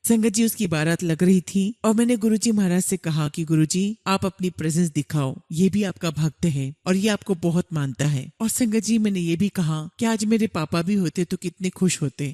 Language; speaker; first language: Hindi; native; Hindi